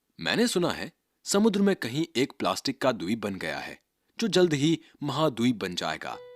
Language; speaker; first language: Hindi; native; Hindi